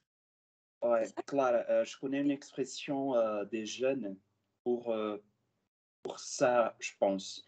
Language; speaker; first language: French; non-native, fluent; Portuguese